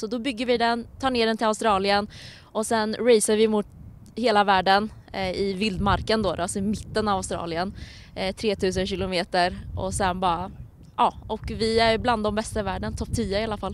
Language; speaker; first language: Swedish; native; Swedish